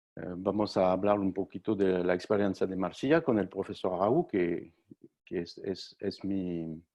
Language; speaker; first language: Spanish; non-native, learner; French